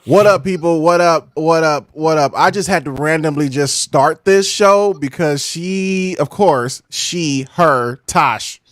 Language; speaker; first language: English; native; English